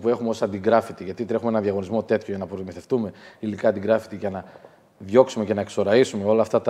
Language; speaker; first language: Greek; native; Greek